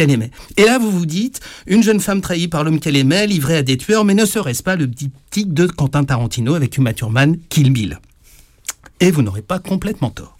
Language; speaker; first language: French; native; French